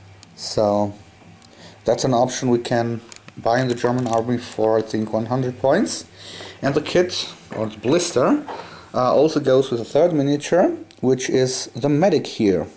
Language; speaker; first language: English; non-native, fluent; German